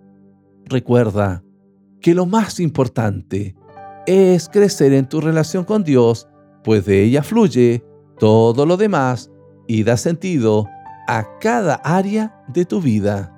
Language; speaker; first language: Spanish; native; Spanish